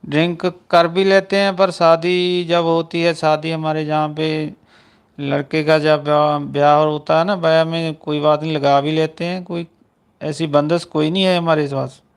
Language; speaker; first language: Hindi; non-native, local second language; Punjabi